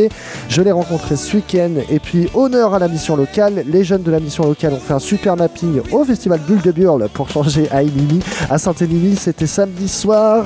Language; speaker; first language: French; native; French